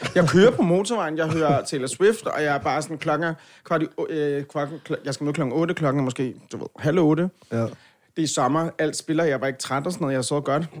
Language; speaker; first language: Danish; native; Danish